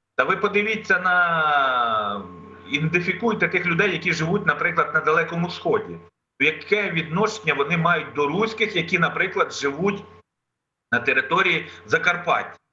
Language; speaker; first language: Ukrainian; non-native, local second language; Russian